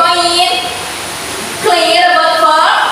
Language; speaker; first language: English; non-native, learner; Indonesian